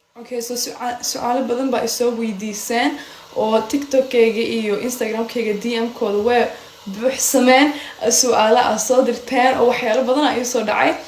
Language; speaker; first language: Somali; early bilingual, heritage; Somali